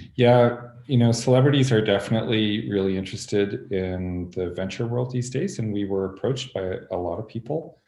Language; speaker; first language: English; native; English